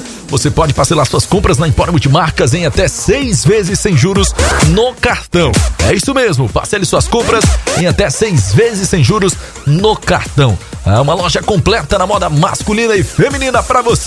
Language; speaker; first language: Portuguese; native; Portuguese